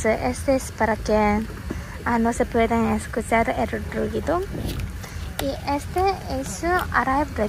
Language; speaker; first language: Spanish; non-native, learner; Japanese